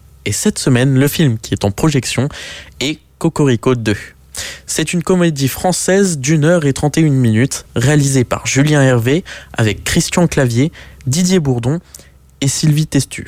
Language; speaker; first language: French; native; French